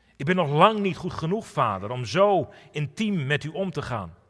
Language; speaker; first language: Dutch; native; Dutch